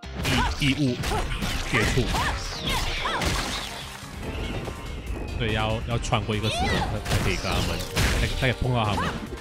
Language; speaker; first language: Chinese; native; Chinese